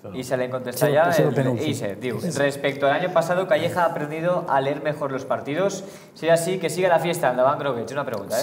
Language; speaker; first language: Spanish; non-native, local second language; Catalan